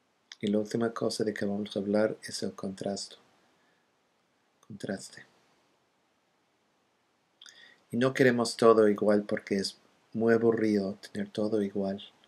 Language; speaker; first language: Spanish; non-native, fluent; English